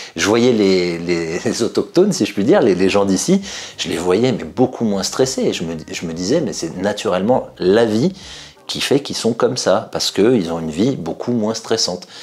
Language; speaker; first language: French; native; French